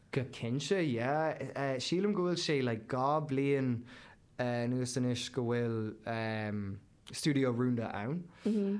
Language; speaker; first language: Irish; non-native, local second language; English